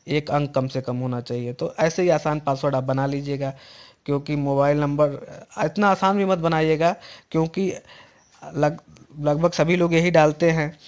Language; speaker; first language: Hindi; native; Hindi